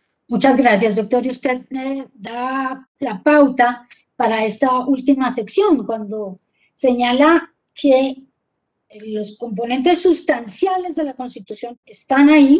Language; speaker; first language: Spanish; native; Spanish